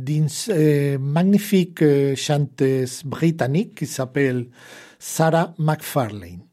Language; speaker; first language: French; non-native, fluent; Spanish